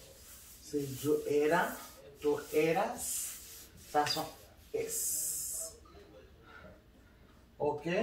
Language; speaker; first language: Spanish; non-native, learner; Haitian Creole